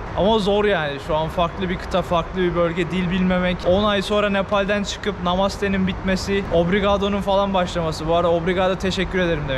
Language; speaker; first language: Turkish; native; Turkish